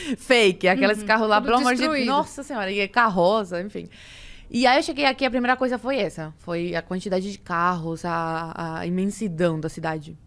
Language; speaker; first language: Portuguese; early bilingual, other home language; Spanish